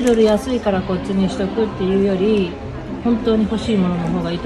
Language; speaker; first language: Japanese; native; Japanese